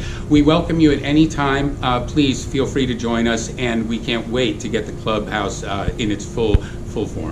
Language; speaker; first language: English; native; English